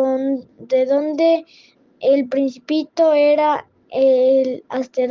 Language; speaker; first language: Spanish; non-native, learner; French